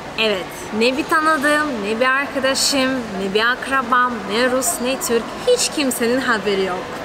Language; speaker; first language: Turkish; non-native, fluent; Russian